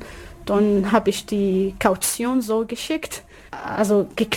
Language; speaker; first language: German; non-native, learner; Arabic